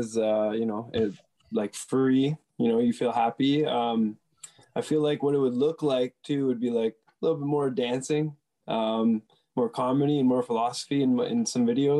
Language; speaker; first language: English; non-native, fluent; French